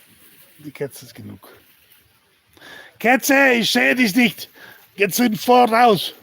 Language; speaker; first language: German; non-native, learner; Spanish